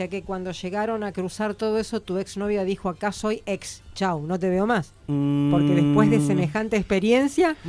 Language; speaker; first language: Spanish; native; Spanish